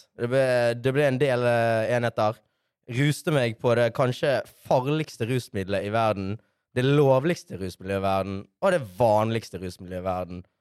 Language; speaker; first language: Norwegian; native; Norwegian